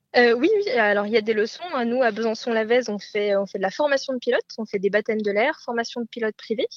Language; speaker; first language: French; native; French